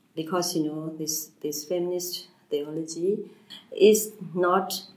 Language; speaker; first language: English; non-native, fluent; Burmese